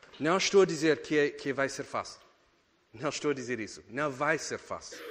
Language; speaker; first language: Portuguese; non-native, fluent; English